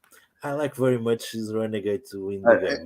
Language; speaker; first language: English; non-native, learner; Portuguese